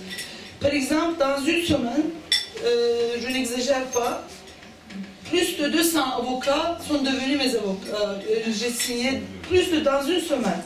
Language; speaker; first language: French; non-native, fluent; Turkish